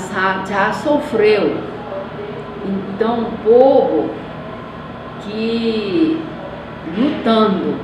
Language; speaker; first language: Portuguese; non-native, learner; Korean